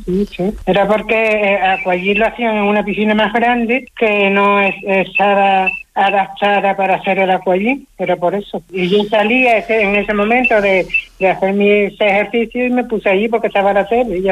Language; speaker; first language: Spanish; native; Spanish